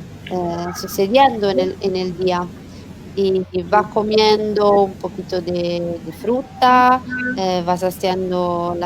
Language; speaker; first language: Spanish; non-native, learner; Italian